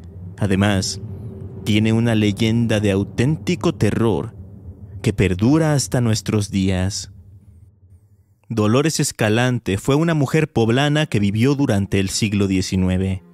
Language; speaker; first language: Spanish; native; Spanish